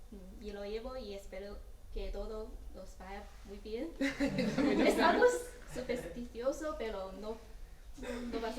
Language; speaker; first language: Spanish; non-native, learner; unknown